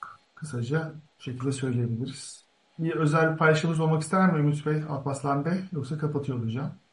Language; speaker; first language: Turkish; native; Turkish